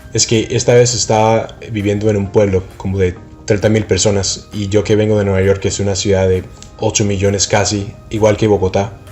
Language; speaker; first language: Spanish; non-native, fluent; English